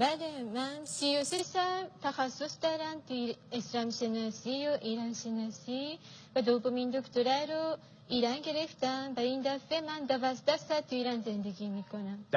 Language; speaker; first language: Persian; non-native, fluent; Japanese